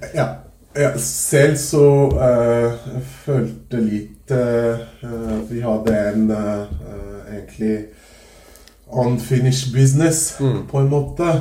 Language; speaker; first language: Norwegian; non-native, fluent; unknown